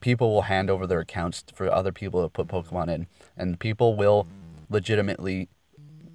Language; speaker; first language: English; native; English